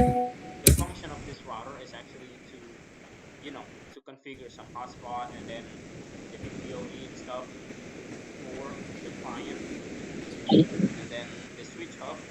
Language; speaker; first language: English; non-native, learner; Indonesian